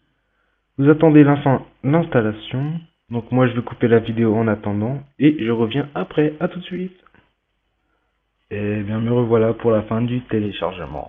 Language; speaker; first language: French; native; French